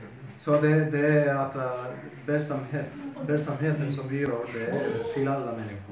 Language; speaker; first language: Swedish; non-native, fluent; Spanish